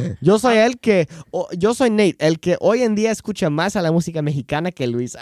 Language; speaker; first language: Spanish; non-native, fluent; English